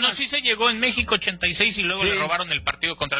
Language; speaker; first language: Spanish; native; Spanish